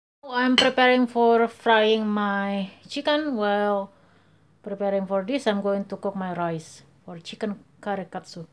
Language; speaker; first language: English; non-native, learner; Indonesian